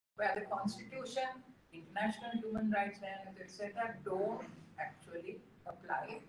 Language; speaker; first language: English; non-native, local second language; Sinhala